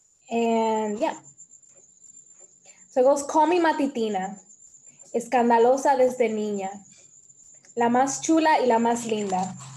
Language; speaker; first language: Spanish; early bilingual, heritage; Spanish